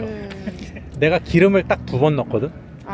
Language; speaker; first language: Korean; native; Korean